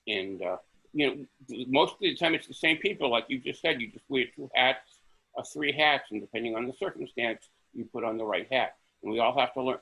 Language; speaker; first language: English; native; English